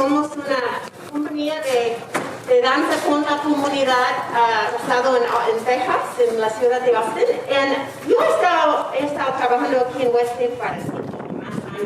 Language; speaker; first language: Spanish; non-native, learner; English